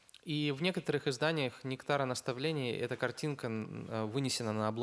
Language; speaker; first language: Russian; native; Russian